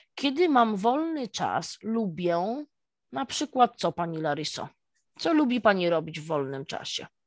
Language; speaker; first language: Polish; native; Polish